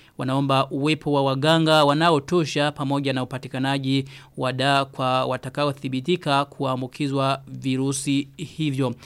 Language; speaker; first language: Swahili; non-native, local second language; Rundi